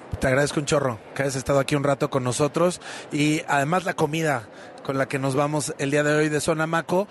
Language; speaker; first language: Spanish; native; Spanish